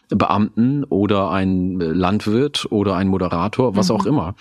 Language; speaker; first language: German; non-native, local second language; Oromo